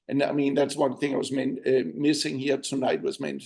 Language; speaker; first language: English; non-native, fluent; Danish